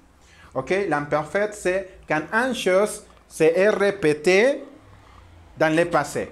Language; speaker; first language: French; non-native, learner; Spanish